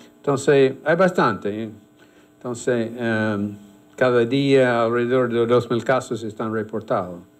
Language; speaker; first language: Spanish; non-native, fluent; English